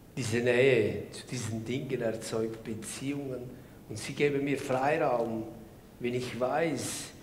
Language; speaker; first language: German; non-native, local second language; Romansh